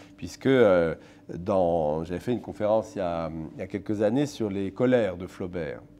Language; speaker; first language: French; native; French